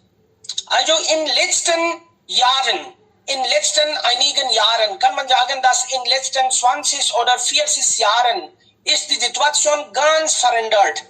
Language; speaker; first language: German; non-native, fluent; Hindi